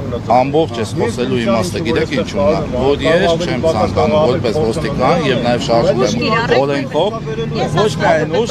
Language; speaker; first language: Armenian; native; Armenian